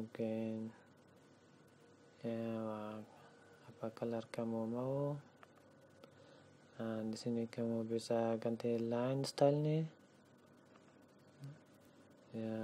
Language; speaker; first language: Indonesian; non-native, learner; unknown